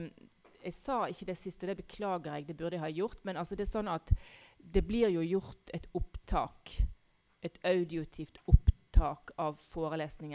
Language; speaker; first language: Norwegian; native; Norwegian